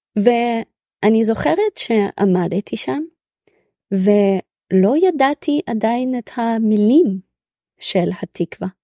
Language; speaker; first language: Hebrew; early bilingual, other home language; Russian